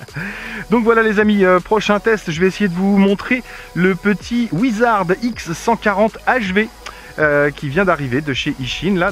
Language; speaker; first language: French; native; French